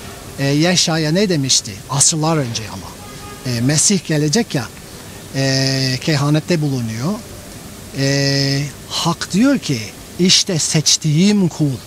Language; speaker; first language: Turkish; non-native, fluent; English